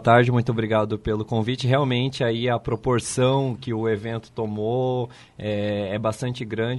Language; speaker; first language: Portuguese; native; Portuguese